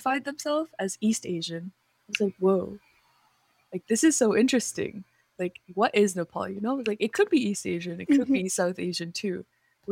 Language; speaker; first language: English; native; English